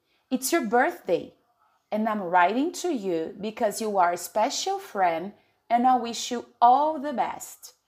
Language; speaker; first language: English; non-native, fluent; Portuguese